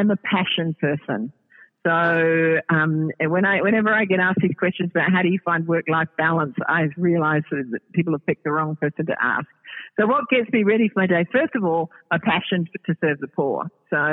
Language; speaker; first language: English; native; English